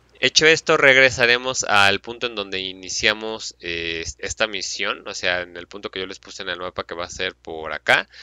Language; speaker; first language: Spanish; native; Spanish